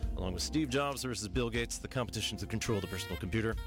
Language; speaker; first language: English; native; English